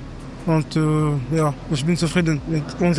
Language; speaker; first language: German; non-native, fluent; French